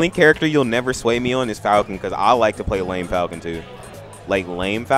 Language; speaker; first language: English; native; English